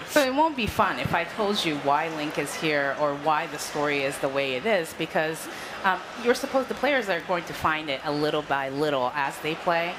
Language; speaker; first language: English; non-native, fluent; Japanese